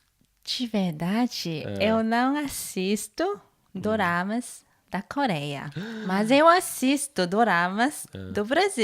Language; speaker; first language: Portuguese; non-native, learner; Korean